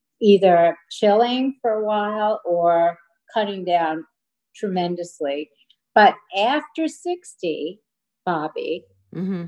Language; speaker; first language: English; native; English